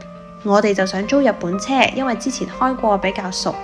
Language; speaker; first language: Chinese; native; Chinese